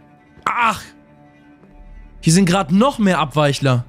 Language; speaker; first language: German; native; German